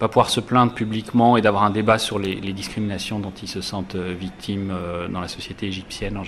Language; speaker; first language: French; native; French